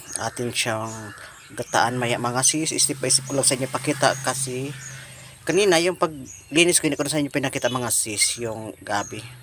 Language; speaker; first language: Filipino; native; Filipino